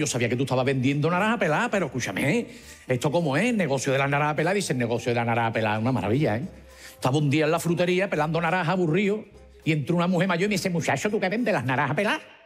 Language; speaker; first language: Spanish; native; Spanish